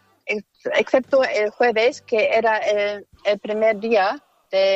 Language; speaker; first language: Spanish; non-native, fluent; German